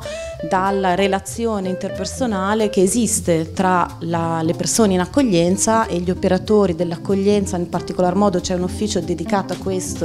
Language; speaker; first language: Italian; native; Italian